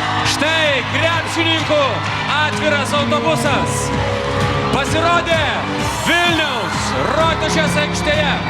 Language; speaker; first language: Lithuanian; native; Lithuanian